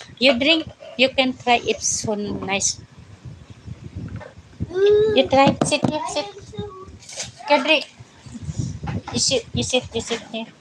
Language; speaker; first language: English; non-native, learner; Filipino